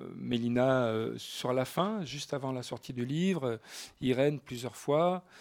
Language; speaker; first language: French; native; French